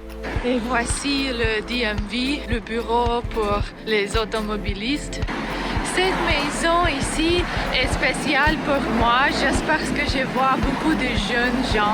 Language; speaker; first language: French; non-native, learner; English